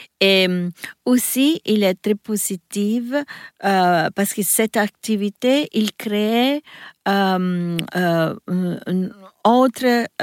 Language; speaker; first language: French; non-native, learner; Italian